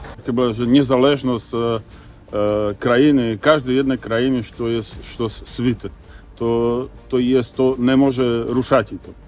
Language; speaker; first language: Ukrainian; non-native, learner; Slovak